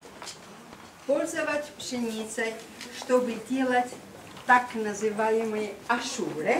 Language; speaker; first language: Russian; non-native, fluent; Albanian